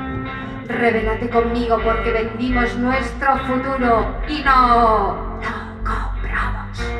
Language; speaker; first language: Spanish; native; Spanish